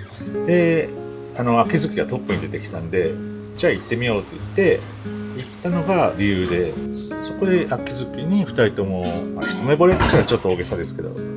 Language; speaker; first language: Japanese; native; Japanese